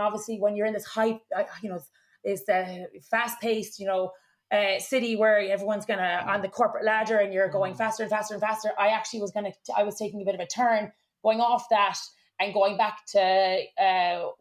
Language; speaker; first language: English; native; English